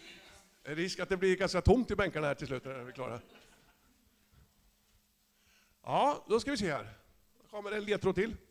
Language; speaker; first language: Swedish; native; Swedish